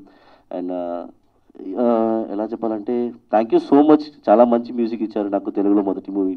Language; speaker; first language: Telugu; non-native, learner; Tamil